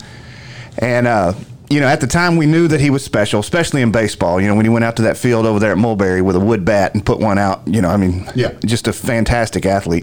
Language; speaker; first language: English; native; English